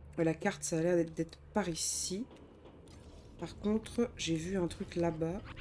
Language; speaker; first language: French; native; French